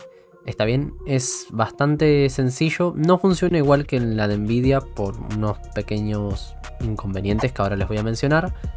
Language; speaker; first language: Spanish; native; Spanish